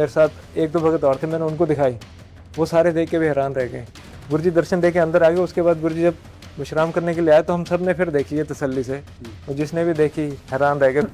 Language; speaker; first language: Hindi; native; Hindi